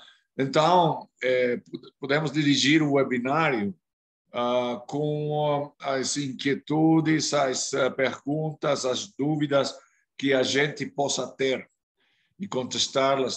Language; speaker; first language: Portuguese; non-native, fluent; Spanish